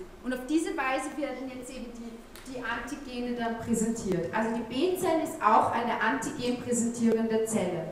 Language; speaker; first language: German; native; German